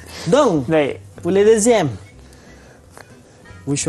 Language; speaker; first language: French; non-native, fluent; Malay